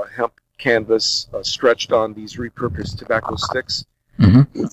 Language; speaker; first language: English; early bilingual, other home language; Portuguese